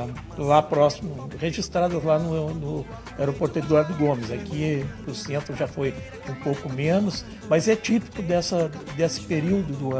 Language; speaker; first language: Portuguese; native; Portuguese